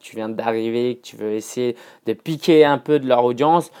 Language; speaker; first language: French; non-native, fluent; Chinese